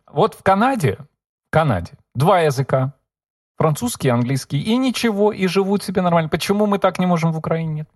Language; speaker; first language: Ukrainian; native; Ukrainian